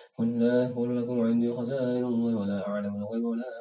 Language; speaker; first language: Arabic; non-native, learner; Indonesian